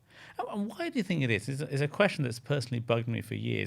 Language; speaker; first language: English; native; English